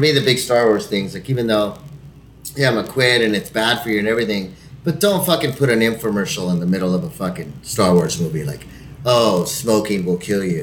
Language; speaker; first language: English; non-native, fluent; Spanish